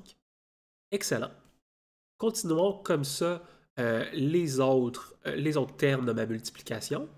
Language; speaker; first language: French; native; French